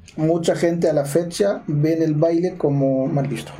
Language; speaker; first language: Spanish; non-native, fluent; Arabic